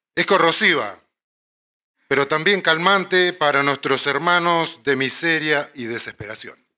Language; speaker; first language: Spanish; native; Spanish